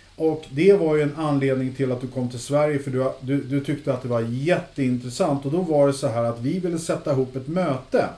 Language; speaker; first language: Swedish; native; Swedish